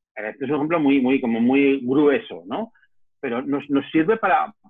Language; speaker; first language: Spanish; native; Spanish